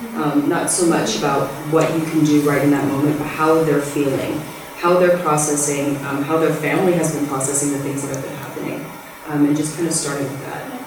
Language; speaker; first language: English; early bilingual, other home language; Spanish